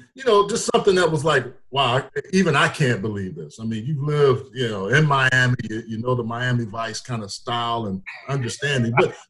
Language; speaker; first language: English; native; English